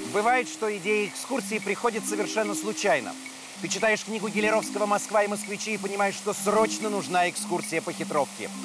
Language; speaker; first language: Russian; native; Russian